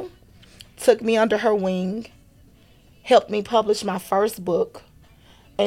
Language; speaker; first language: English; native; English